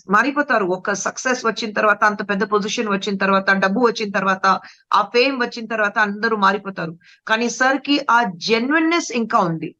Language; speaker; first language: Telugu; non-native, fluent; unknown